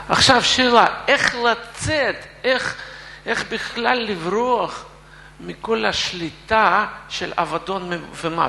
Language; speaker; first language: Hebrew; non-native, fluent; Russian